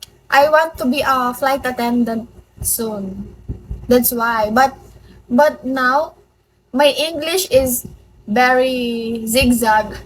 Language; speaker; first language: English; non-native, learner; Filipino